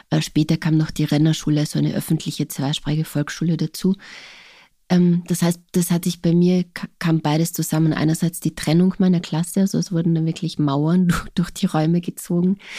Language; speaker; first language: German; non-native, local second language; Slovenian